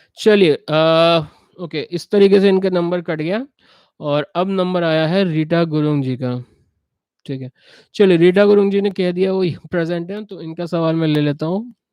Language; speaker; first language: Hindi; native; Hindi